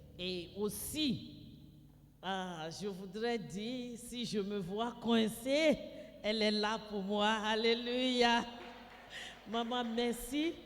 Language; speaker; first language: French; non-native, fluent; Yoruba